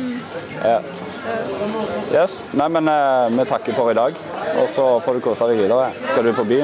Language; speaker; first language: Norwegian; native; Norwegian